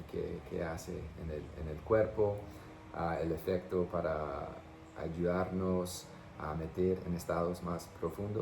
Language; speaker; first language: Spanish; non-native, fluent; English